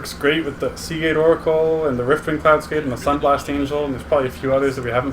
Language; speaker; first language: English; native; English